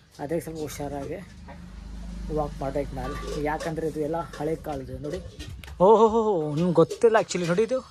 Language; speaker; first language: Kannada; non-native, local second language; Urdu